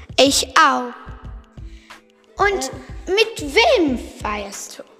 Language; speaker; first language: German; non-native, learner; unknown